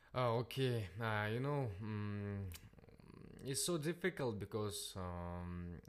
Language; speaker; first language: English; non-native, learner; Russian